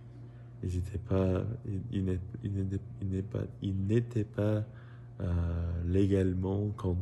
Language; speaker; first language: French; non-native, learner; English